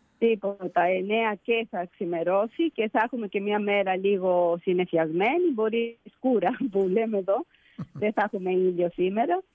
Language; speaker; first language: Greek; early bilingual, heritage; Spanish